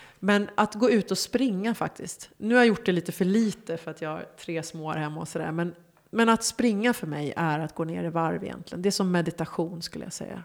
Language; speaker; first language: Swedish; early bilingual, other home language; Persian